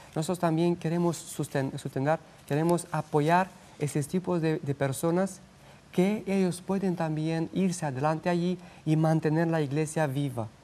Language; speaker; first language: Spanish; non-native, fluent; Romanian